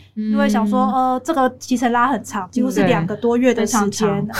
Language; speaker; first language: Chinese; native; Chinese